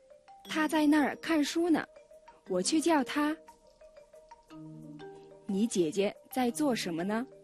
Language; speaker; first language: Chinese; non-native, fluent; Mongolian